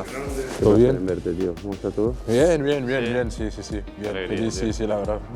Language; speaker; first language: Spanish; non-native, fluent; French